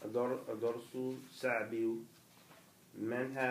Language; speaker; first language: Arabic; non-native, learner; English